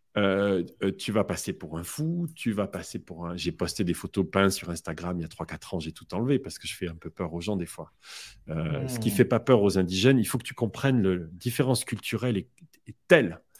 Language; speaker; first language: French; native; French